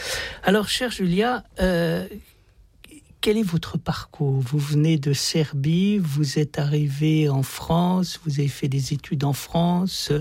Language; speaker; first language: French; native; French